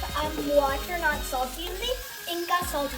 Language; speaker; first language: Telugu; early bilingual, heritage; Telugu